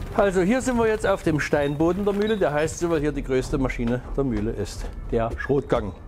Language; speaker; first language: German; native; German